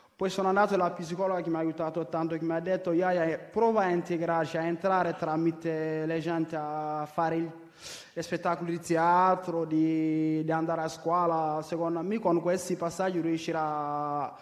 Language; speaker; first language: Italian; non-native, fluent; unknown